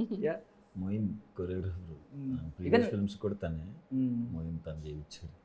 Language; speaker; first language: Telugu; native; Telugu